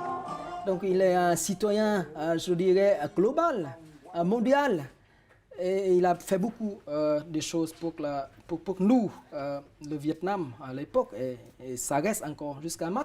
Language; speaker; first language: French; non-native, fluent; Vietnamese